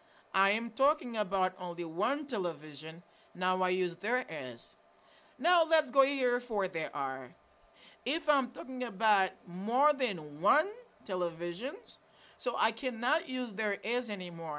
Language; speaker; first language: English; non-native, fluent; Haitian Creole